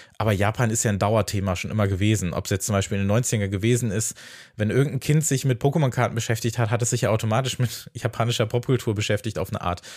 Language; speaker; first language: German; native; German